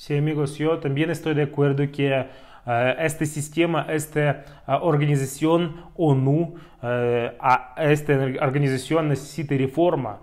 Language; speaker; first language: Spanish; non-native, fluent; Russian